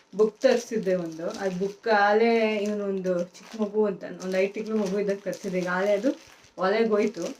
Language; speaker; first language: Kannada; non-native, local second language; Telugu